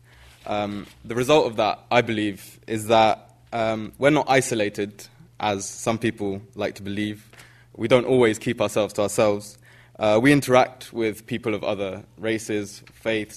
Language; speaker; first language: English; native; English